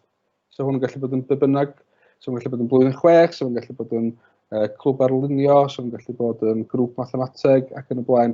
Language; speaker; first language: Welsh; native; Welsh